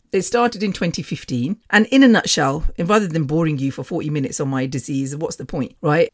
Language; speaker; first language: English; early bilingual, other home language; Punjabi